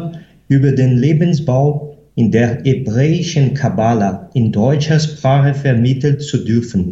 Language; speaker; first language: German; non-native, fluent; Portuguese